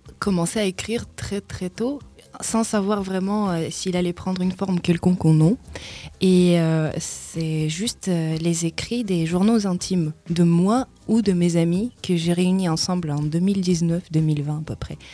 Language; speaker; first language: French; non-native, fluent; Russian